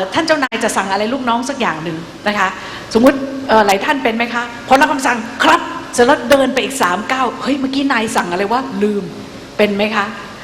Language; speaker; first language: Thai; native; Thai